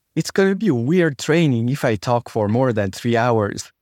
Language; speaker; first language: English; non-native, fluent; French